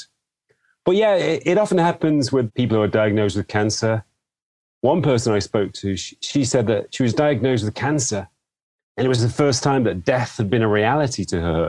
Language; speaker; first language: English; native; English